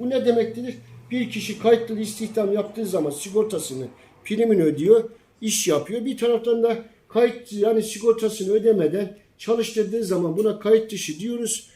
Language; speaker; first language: Turkish; native; Turkish